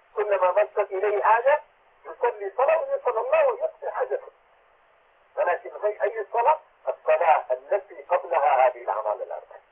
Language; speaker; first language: Arabic; non-native, fluent; Urdu